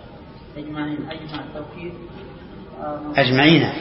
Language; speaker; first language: Arabic; native; Arabic